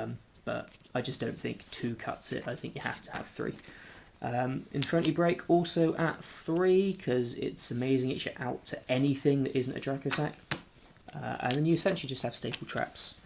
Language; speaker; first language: English; native; English